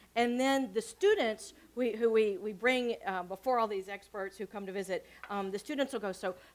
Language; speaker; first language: English; native; English